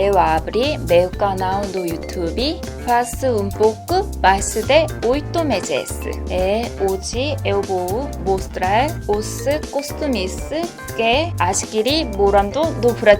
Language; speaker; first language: Portuguese; non-native, learner; Korean